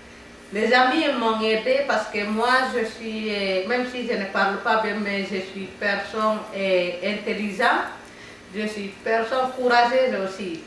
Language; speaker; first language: French; non-native, learner; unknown